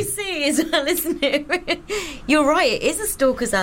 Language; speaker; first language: English; native; English